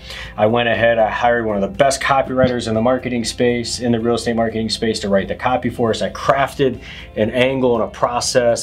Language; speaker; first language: English; native; English